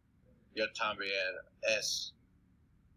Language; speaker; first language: Spanish; non-native, learner; English